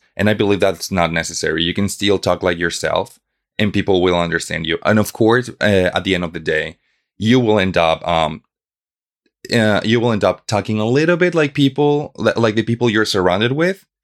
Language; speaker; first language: English; non-native, fluent; Spanish